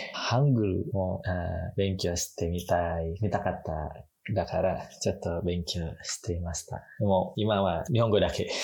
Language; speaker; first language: Japanese; non-native, learner; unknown